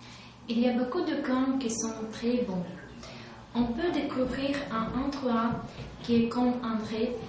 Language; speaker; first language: French; non-native, learner; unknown